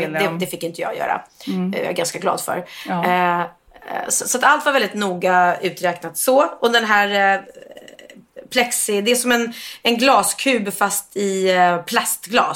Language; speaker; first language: Swedish; native; Swedish